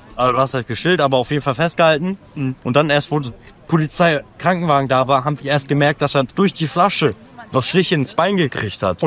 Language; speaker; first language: German; non-native, fluent; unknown